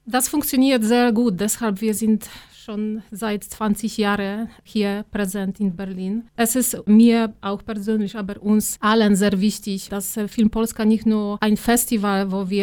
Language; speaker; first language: German; non-native, fluent; Polish